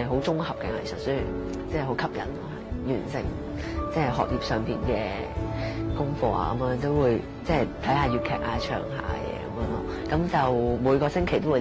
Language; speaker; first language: Cantonese; native; Cantonese